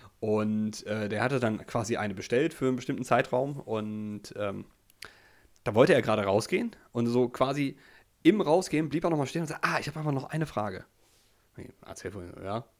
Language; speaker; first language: German; early bilingual, other home language; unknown